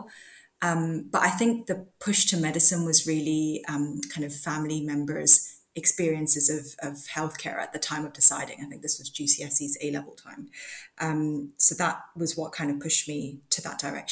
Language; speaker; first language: English; non-native, local second language; Cantonese